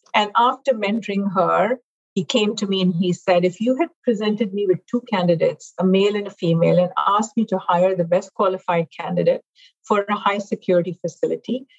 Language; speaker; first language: English; non-native, local second language; Hindi